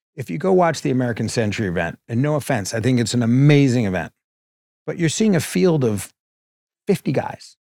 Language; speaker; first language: English; native; English